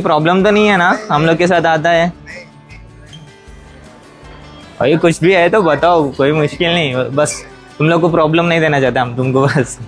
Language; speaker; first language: Hindi; non-native, local second language; Telugu